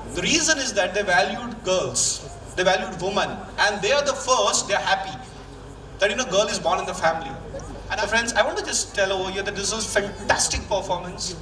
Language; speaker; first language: English; non-native, local second language; Malayalam